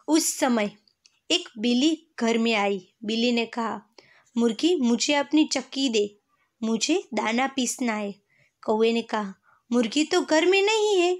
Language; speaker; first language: Hindi; non-native, local second language; Gujarati